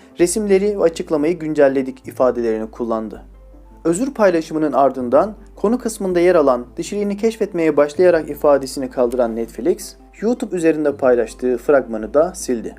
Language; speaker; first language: Turkish; native; Turkish